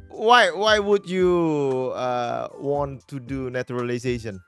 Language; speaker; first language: English; non-native, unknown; Indonesian